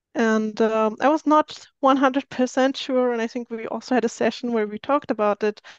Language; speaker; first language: English; non-native, fluent; Arabic